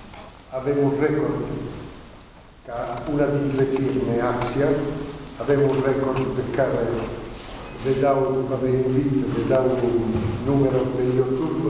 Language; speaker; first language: Romanian; non-native, learner; Italian